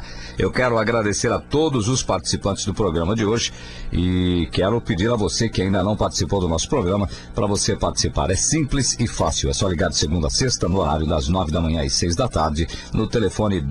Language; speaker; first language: Portuguese; native; Portuguese